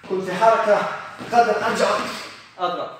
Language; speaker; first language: Arabic; non-native, fluent; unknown